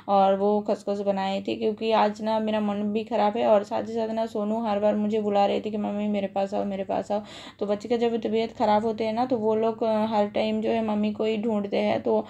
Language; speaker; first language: Hindi; non-native, local second language; Bangla